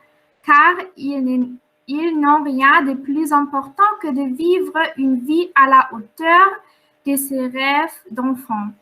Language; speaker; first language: French; non-native, fluent; German